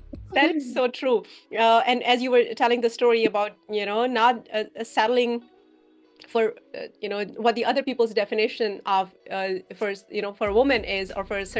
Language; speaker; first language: English; non-native, fluent; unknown